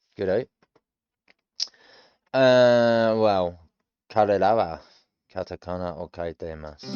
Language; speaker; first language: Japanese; non-native, learner; English